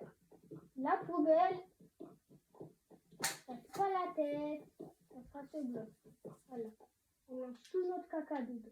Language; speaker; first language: French; native; French